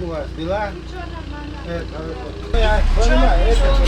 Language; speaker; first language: Russian; non-native, local second language; Chechen